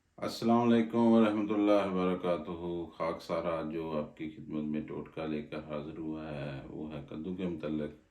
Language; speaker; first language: Urdu; non-native, local second language; Punjabi